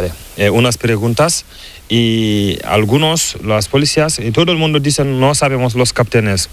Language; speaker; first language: Spanish; non-native, learner; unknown